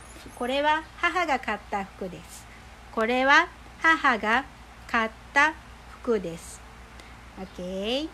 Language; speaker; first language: Japanese; non-native, fluent; Filipino